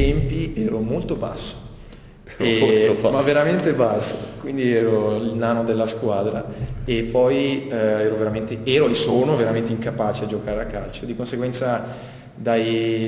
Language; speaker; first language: Italian; native; Italian